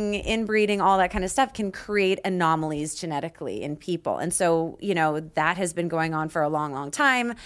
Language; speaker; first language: English; native; English